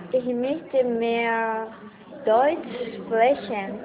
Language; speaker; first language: German; non-native, learner; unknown